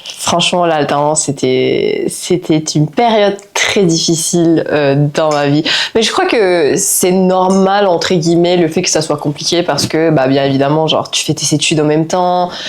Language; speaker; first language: French; non-native, fluent; Spanish